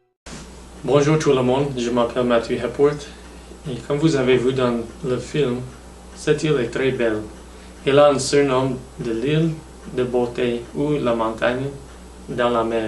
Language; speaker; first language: French; non-native, learner; English